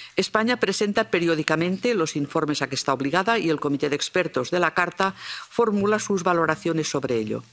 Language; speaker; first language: Spanish; non-native, local second language; Catalan